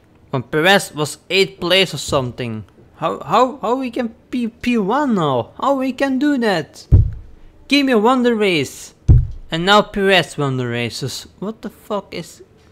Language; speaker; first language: English; non-native, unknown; Dutch